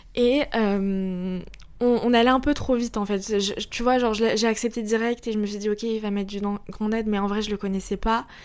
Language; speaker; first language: French; early bilingual, other home language; Arabic